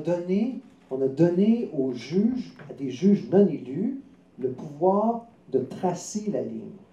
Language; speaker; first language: French; native; French